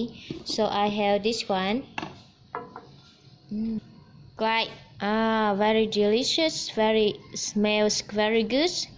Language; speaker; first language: English; non-native, learner; Vietnamese